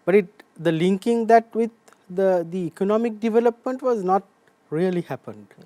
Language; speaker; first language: English; non-native, local second language; Sinhala